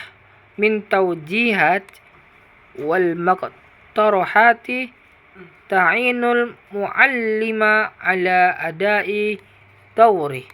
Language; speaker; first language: Arabic; non-native, learner; Indonesian